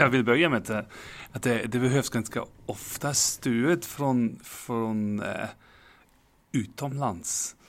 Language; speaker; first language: Swedish; non-native, fluent; German